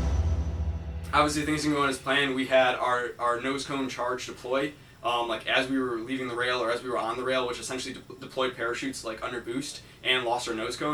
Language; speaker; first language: English; native; English